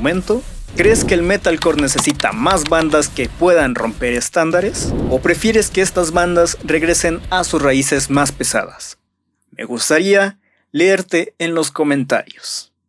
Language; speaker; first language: Spanish; native; Spanish